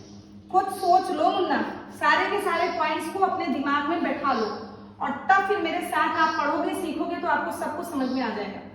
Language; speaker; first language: Hindi; native; Hindi